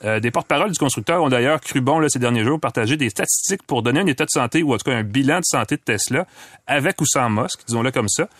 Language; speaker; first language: French; native; French